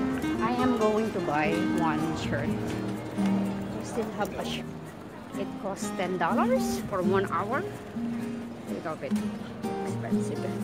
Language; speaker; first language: English; non-native, local second language; Filipino